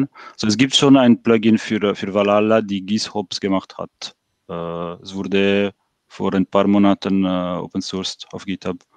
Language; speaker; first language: German; non-native, fluent; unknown